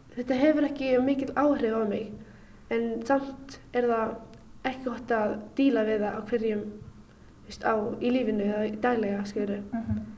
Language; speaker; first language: Icelandic; non-native, fluent; Arabic